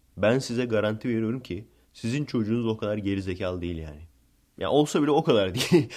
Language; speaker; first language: Turkish; early bilingual, heritage; Turkish